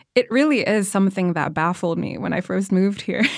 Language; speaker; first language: English; non-native, fluent; Indonesian